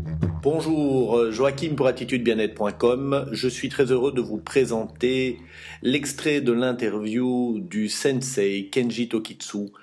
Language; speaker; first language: French; native; French